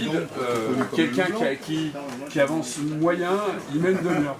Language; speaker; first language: French; native; French